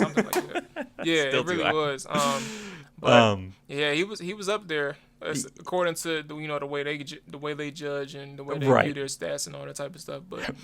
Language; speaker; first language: English; native; English